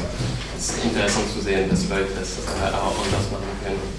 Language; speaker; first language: German; non-native, fluent; French